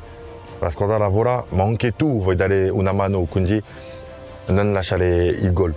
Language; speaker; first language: Italian; non-native, fluent; French